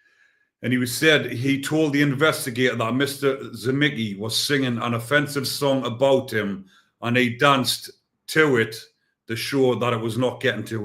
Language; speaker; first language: English; native; English